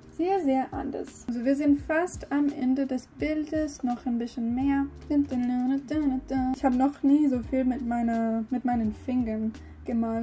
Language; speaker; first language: German; non-native, learner; English